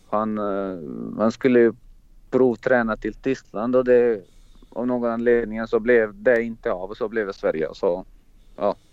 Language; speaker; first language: Swedish; non-native, fluent; Croatian